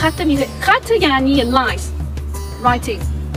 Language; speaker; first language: Persian; non-native, learner; French